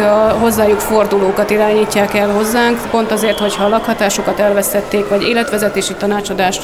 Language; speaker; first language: Hungarian; native; Hungarian